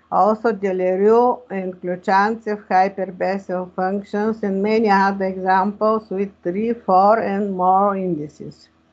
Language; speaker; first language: English; non-native, fluent; Bulgarian